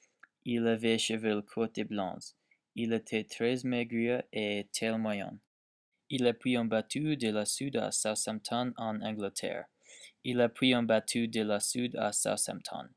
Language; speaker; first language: French; non-native, learner; English